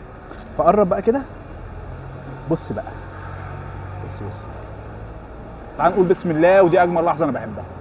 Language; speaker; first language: Arabic; native; Arabic